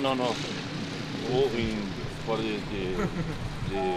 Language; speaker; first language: English; non-native, learner; Portuguese